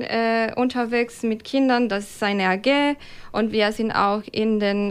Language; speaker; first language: German; non-native, fluent; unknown